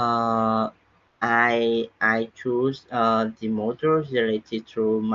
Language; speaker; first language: English; non-native, learner; Vietnamese